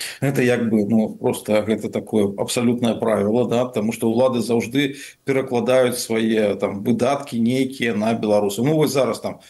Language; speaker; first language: Belarusian; non-native, local second language; Russian